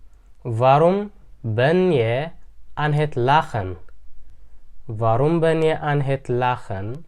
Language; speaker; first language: Dutch; non-native, fluent; Tigrinya